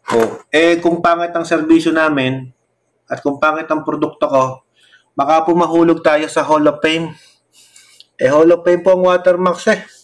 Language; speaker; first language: Filipino; non-native, local second language; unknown